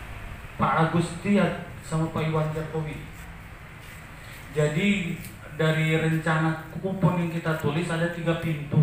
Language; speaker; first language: Indonesian; native; Indonesian